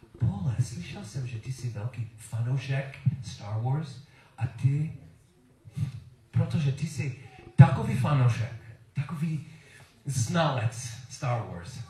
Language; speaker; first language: Czech; non-native, learner; English